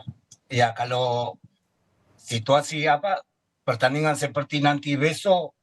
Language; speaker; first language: Indonesian; non-native, fluent; Spanish